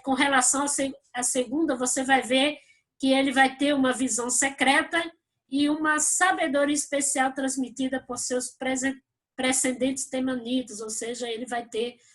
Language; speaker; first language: Portuguese; native; Portuguese